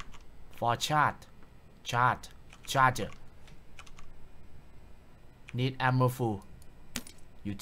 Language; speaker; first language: English; non-native, learner; Thai